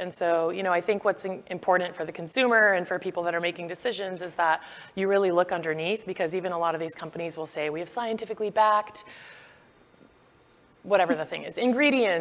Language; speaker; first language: English; native; English